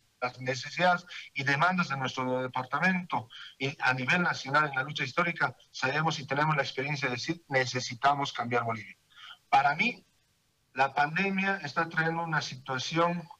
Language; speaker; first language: Spanish; native; Spanish